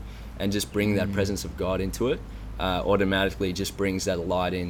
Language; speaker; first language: English; native; English